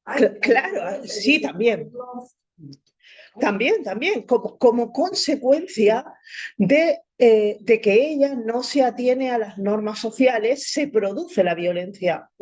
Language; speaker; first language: Spanish; native; Spanish